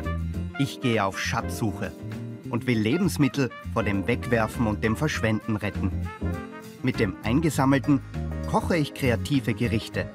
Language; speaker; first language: German; native; German